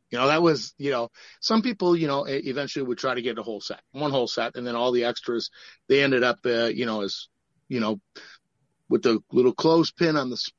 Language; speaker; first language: English; native; English